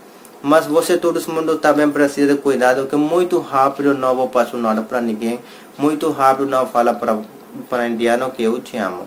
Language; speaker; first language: Portuguese; non-native, learner; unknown